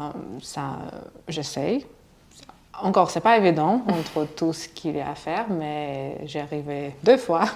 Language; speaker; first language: French; non-native, fluent; Russian